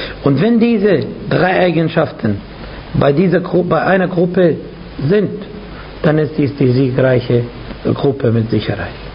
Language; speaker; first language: German; non-native, fluent; Arabic